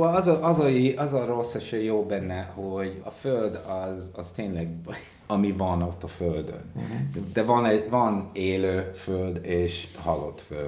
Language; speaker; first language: Hungarian; non-native, fluent; English